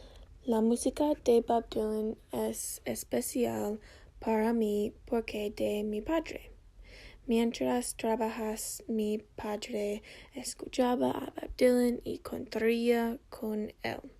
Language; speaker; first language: Spanish; non-native, learner; English